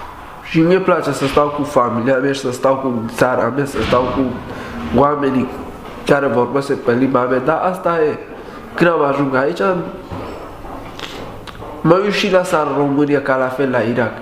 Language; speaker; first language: Romanian; non-native, learner; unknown